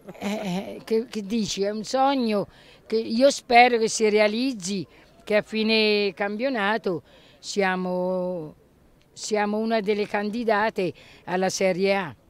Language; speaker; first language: Italian; native; Italian